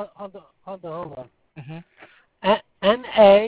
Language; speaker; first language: English; non-native, fluent; Arabic